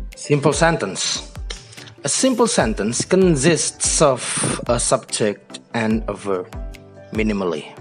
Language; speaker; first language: English; non-native, fluent; Indonesian